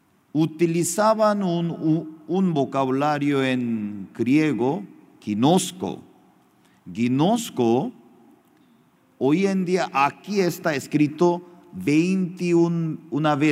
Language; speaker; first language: Spanish; non-native, fluent; Korean